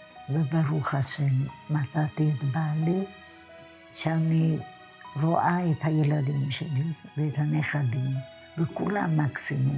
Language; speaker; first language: Hebrew; non-native, fluent; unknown